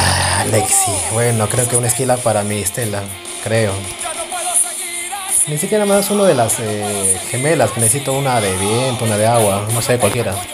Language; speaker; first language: Spanish; native; Spanish